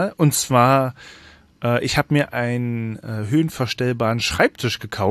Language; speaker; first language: German; native; German